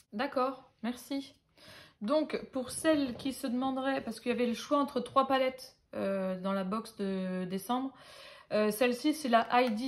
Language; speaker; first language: French; native; French